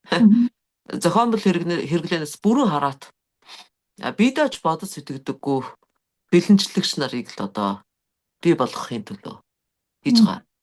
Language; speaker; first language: Mongolian; native; Mongolian